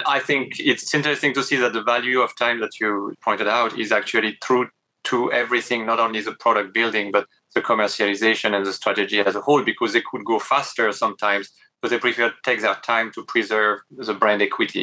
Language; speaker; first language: English; non-native, fluent; French